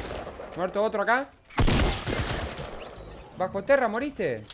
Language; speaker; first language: Spanish; native; Spanish